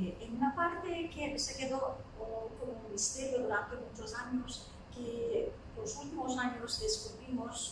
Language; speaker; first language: Spanish; non-native, fluent; Turkish